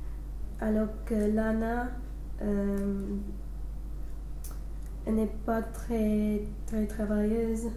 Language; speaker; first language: French; non-native, learner; English